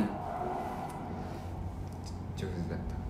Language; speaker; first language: Japanese; non-native, fluent; Korean